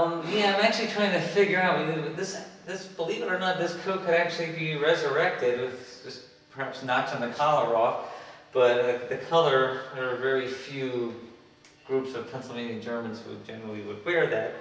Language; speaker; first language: English; native; English